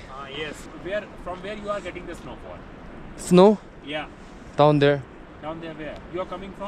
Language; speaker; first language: English; non-native, learner; Nepali